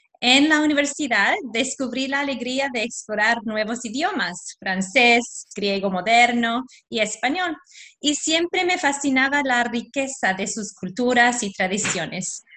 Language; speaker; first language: Spanish; non-native, fluent; English